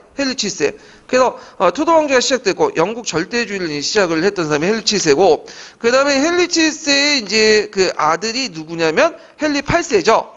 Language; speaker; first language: Korean; native; Korean